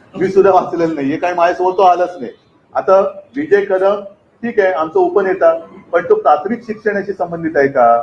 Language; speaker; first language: Marathi; native; Marathi